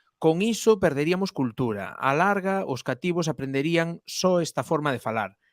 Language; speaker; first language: Galician; non-native, local second language; Spanish